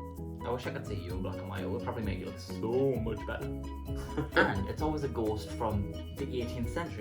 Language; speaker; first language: English; native; English